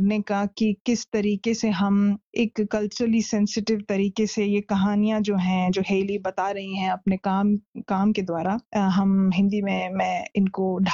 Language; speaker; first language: Hindi; non-native, local second language; Punjabi